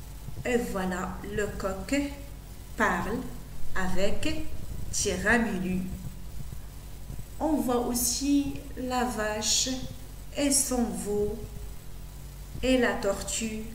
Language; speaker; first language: French; non-native, local second language; Arabic